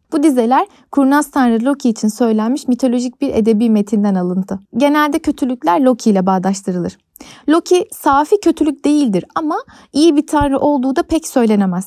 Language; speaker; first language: Turkish; native; Turkish